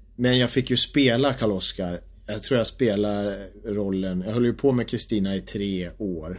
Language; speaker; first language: Swedish; native; Swedish